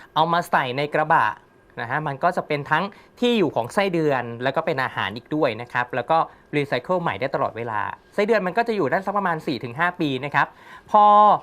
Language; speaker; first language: Thai; native; Thai